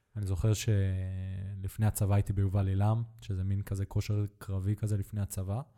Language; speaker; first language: Hebrew; native; Hebrew